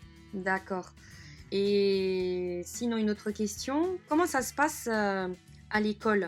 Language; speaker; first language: French; native; French